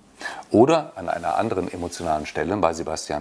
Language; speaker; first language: German; native; German